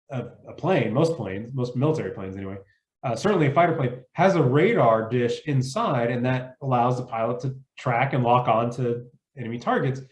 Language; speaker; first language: English; native; English